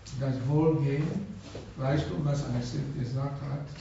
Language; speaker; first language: German; non-native, learner; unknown